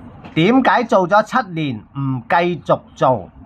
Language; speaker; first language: Cantonese; native; Cantonese